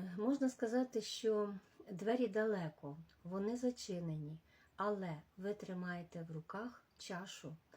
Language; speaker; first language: Ukrainian; non-native, local second language; Russian